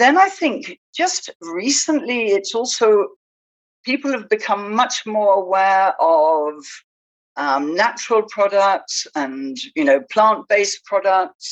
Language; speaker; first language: English; native; English